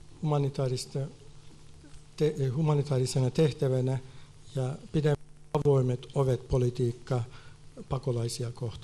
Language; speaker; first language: Finnish; non-native, fluent; Turkish